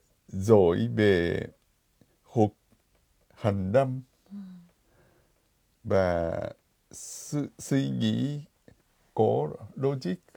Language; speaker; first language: Vietnamese; non-native, fluent; Japanese